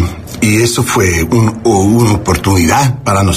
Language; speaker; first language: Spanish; non-native, learner; English